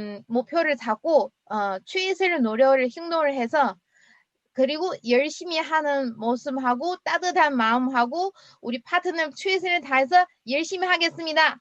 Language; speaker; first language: Korean; non-native, fluent; Chinese